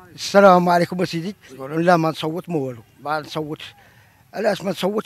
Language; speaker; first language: Arabic; native; Arabic